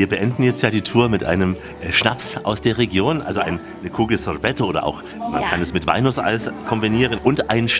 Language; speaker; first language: German; native; German